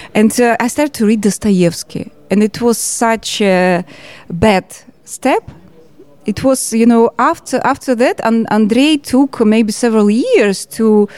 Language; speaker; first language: English; non-native, learner; Georgian